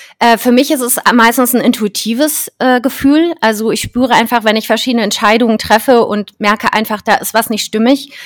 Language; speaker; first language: German; native; German